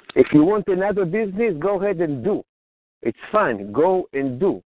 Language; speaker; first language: English; non-native, fluent; Hebrew